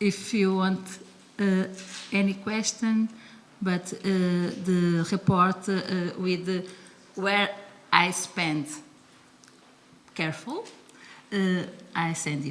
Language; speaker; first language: English; non-native, learner; Portuguese